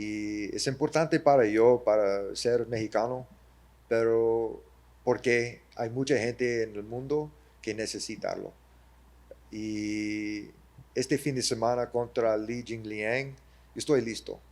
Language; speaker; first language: Spanish; early bilingual, heritage; English